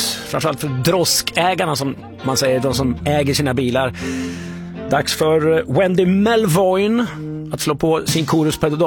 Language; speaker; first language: Swedish; native; Swedish